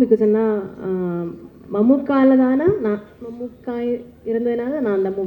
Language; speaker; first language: Tamil; non-native, learner; Malayalam